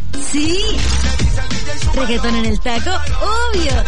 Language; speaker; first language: Spanish; native; Spanish